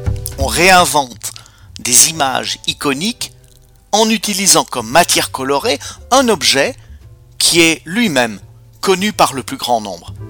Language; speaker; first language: French; native; French